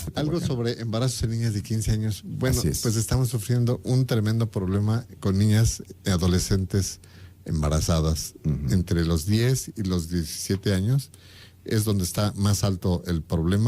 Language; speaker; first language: Spanish; native; Spanish